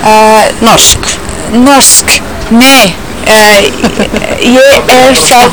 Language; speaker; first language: Icelandic; non-native, learner; English